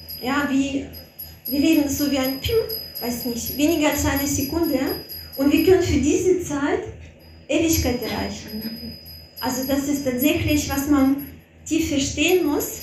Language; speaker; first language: German; non-native, fluent; Russian